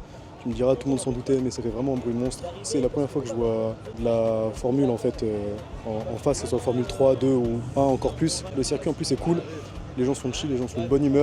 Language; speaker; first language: French; native; French